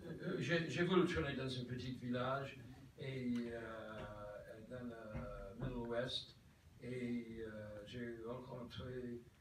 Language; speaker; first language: French; non-native, fluent; English